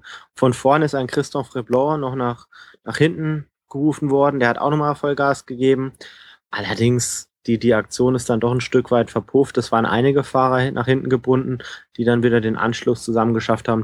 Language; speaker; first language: German; native; German